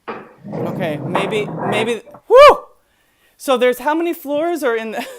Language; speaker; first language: English; native; English